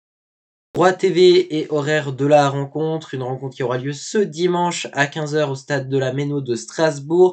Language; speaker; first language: French; native; French